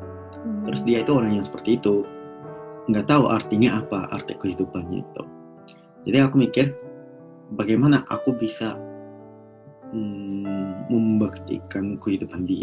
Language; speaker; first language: Indonesian; non-native, fluent; Japanese